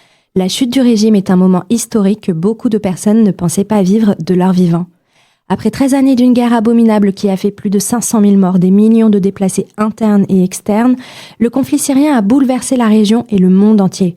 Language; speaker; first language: French; native; French